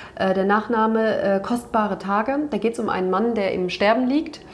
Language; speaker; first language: German; early bilingual, other home language; Turkish